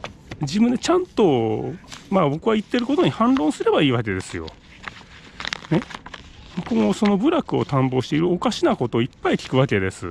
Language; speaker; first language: Japanese; native; Japanese